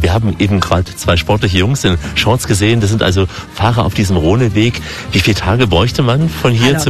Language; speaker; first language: German; native; German